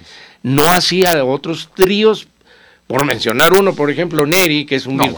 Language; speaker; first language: Spanish; native; Spanish